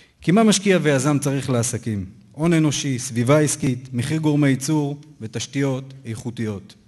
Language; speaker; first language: Hebrew; native; Hebrew